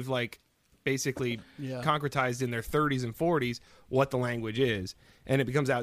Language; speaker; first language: English; native; English